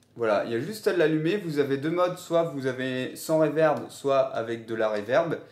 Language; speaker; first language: French; native; French